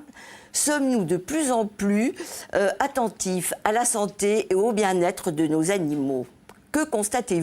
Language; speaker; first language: French; native; French